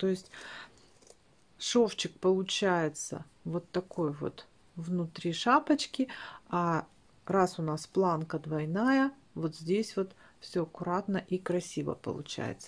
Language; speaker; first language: Russian; native; Russian